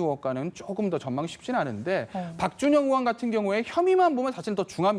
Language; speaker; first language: Korean; native; Korean